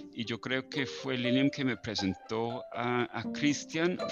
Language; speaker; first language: Spanish; non-native, fluent; English